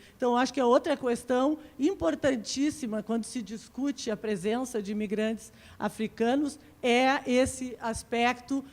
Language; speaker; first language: Portuguese; native; Portuguese